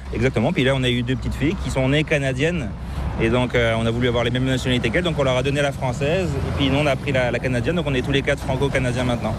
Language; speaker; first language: French; native; French